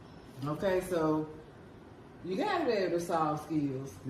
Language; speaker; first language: English; native; English